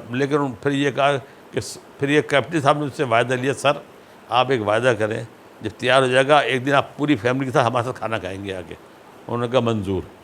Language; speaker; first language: Urdu; native; Urdu